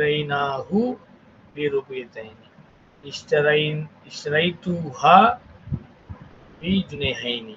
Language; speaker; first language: Arabic; non-native, fluent; Tamil